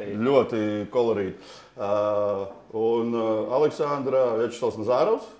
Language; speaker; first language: Latvian; native; Latvian